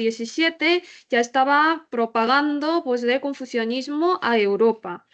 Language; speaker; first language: Spanish; non-native, learner; Korean